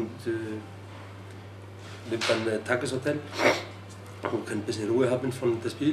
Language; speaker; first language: German; non-native, learner; Icelandic